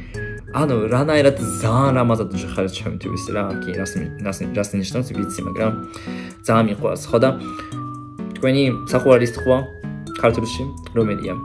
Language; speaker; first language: Georgian; non-native, fluent; Japanese